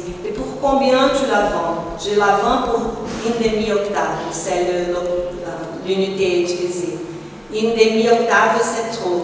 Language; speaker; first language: French; non-native, fluent; Portuguese